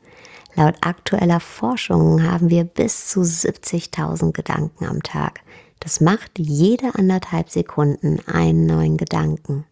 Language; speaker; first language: German; native; German